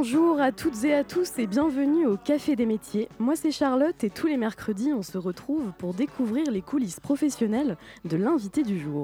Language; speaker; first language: French; native; French